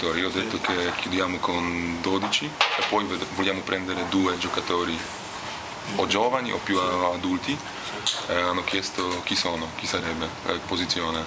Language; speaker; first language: Italian; non-native, fluent; Polish